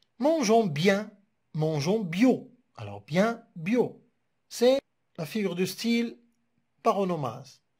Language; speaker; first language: French; non-native, local second language; Arabic